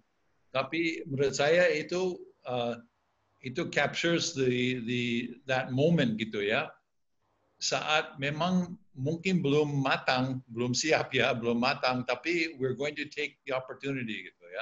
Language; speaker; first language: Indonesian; non-native, fluent; English